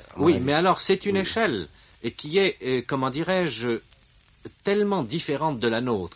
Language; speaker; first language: French; native; French